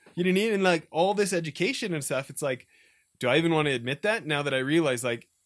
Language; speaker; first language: English; native; English